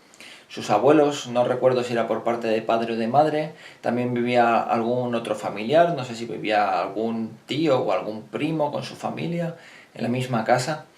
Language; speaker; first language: Spanish; native; Spanish